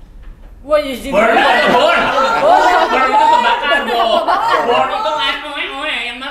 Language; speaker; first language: Indonesian; native; Indonesian